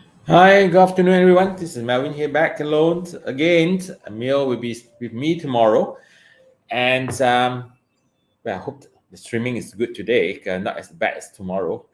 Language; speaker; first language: English; non-native, local second language; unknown